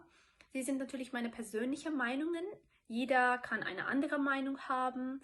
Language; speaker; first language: German; non-native, fluent; Turkish